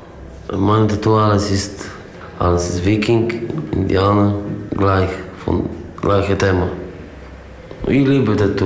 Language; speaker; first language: German; non-native, learner; Polish